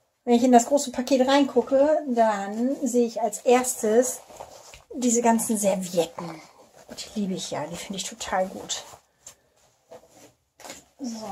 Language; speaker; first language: German; native; German